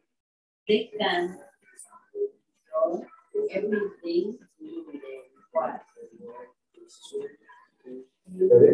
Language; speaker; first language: English; non-native, learner; Spanish